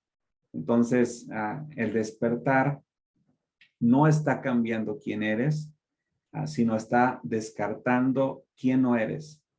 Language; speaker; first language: Spanish; native; Spanish